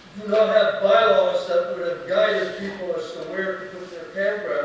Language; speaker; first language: English; native; English